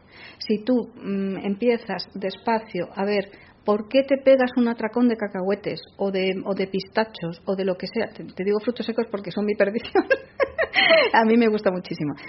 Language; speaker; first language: Spanish; native; Spanish